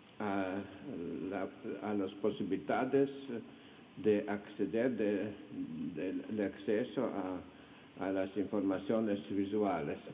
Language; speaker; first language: Spanish; non-native, fluent; Slovenian